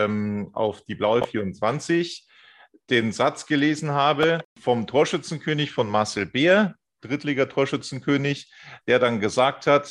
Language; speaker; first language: German; native; German